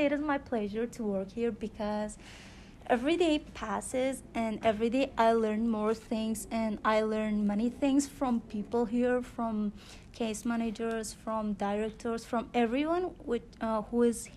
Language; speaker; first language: English; non-native, fluent; Persian